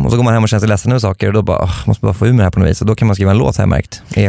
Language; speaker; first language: Swedish; native; Swedish